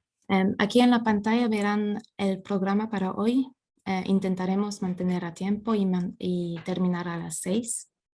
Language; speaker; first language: Spanish; non-native, fluent; English